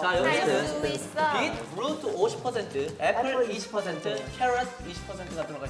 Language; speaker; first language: Korean; native; Korean